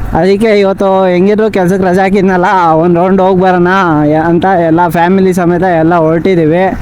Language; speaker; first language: Kannada; non-native, local second language; Marathi